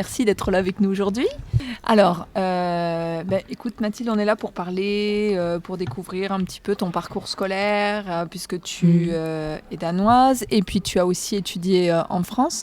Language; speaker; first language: French; native; French